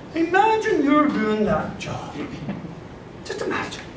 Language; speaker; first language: English; native; English